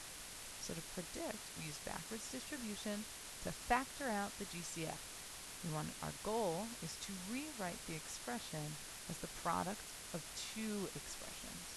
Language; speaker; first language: English; native; English